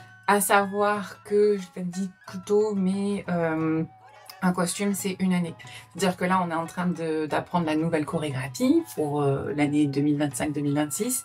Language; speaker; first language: French; native; French